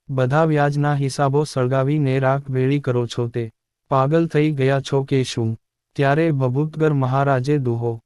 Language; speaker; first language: Gujarati; native; Gujarati